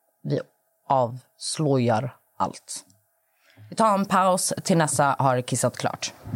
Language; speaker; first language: Swedish; native; Swedish